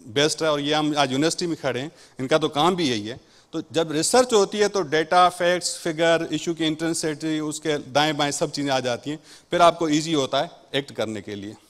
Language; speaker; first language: Urdu; non-native, local second language; Sindhi